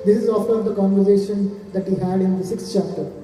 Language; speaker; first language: English; non-native, local second language; Telugu